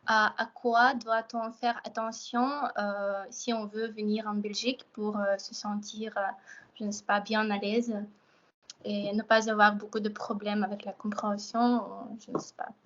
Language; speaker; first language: French; non-native, fluent; Russian